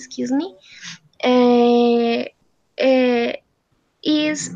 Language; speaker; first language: English; non-native, learner; Spanish